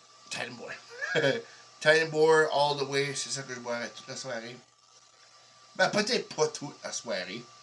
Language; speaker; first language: French; native; French